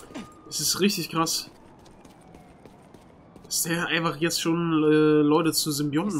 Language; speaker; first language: German; native; German